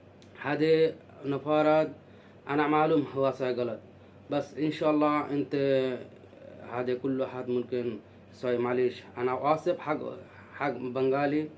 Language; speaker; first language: Arabic; non-native, learner; Bangla